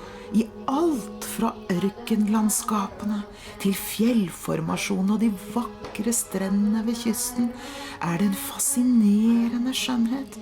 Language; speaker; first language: Norwegian; early bilingual, heritage; Norwegian